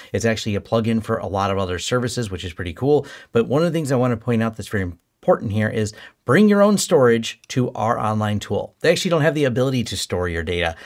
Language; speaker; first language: English; native; English